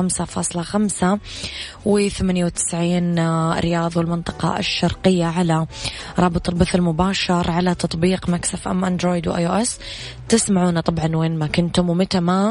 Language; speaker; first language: Arabic; native; Arabic